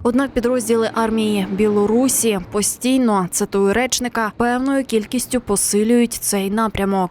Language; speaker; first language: Ukrainian; native; Ukrainian